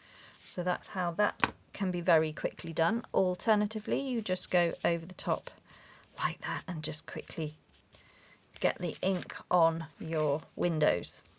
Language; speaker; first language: English; native; English